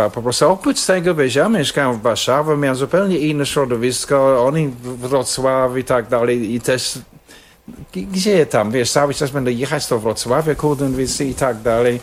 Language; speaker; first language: Polish; non-native, fluent; English